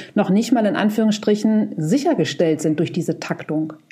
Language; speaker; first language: German; native; German